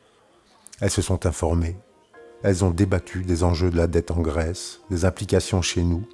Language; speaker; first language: French; native; French